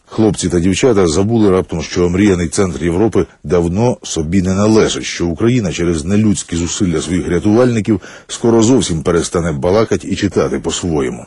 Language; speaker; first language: Ukrainian; native; Ukrainian